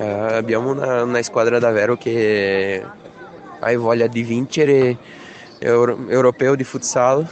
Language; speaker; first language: Italian; non-native, fluent; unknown